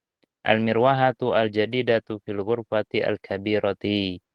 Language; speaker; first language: Arabic; non-native, fluent; Indonesian